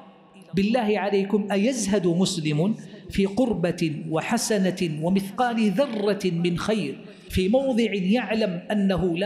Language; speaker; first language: Arabic; native; Arabic